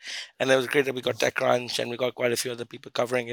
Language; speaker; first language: English; non-native, local second language; Urdu